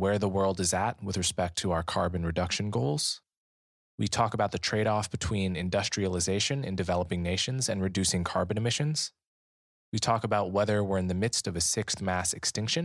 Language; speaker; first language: English; native; English